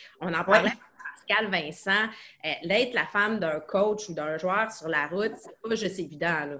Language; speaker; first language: French; native; French